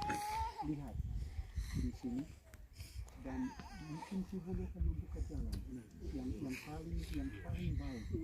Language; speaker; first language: Indonesian; non-native, fluent; English